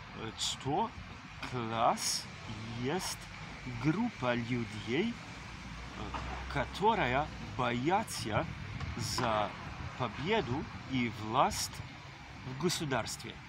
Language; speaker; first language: Russian; non-native, learner; Slovenian